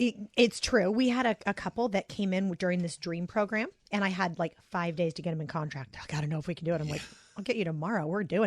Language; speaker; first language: English; native; English